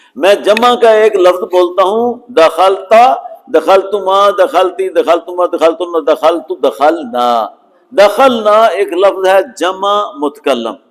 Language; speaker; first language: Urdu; non-native, local second language; Punjabi